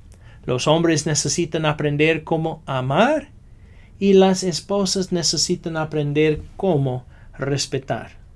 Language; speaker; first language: Spanish; non-native, fluent; English